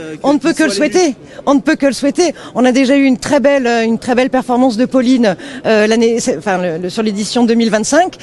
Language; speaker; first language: French; native; French